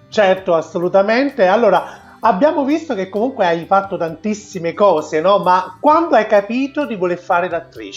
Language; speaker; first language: Italian; native; Italian